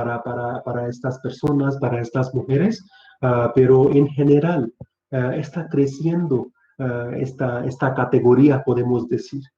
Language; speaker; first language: Spanish; non-native, fluent; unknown